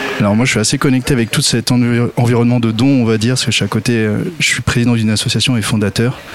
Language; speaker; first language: French; native; French